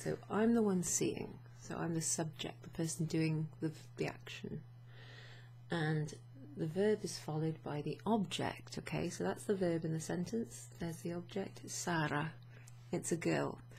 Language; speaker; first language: English; native; English